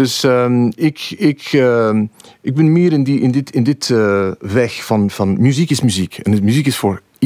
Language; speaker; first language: Dutch; non-native, fluent; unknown